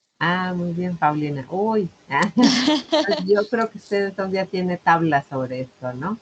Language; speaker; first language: Spanish; native; Spanish